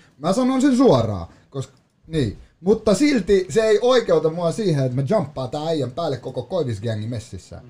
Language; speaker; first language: Finnish; native; Finnish